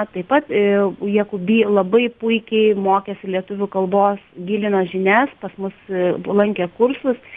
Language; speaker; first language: Lithuanian; native; Lithuanian